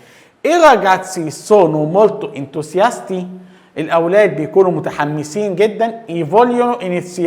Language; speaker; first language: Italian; non-native, fluent; Arabic